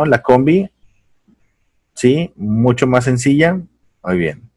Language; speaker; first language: Spanish; native; Spanish